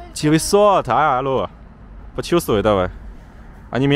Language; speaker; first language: Russian; non-native, learner; Chinese